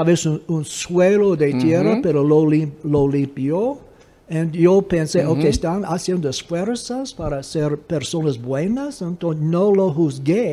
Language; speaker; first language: Spanish; non-native, fluent; English